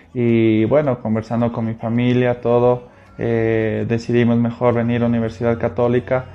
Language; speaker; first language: Spanish; native; Spanish